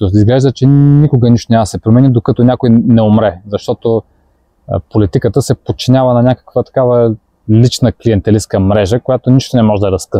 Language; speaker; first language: Bulgarian; native; Bulgarian